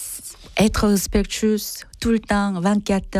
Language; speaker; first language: French; non-native, fluent; Korean